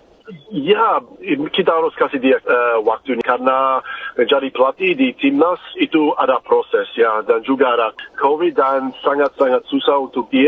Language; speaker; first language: Indonesian; non-native, fluent; English